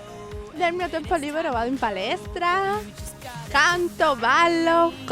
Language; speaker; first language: Italian; non-native, learner; Spanish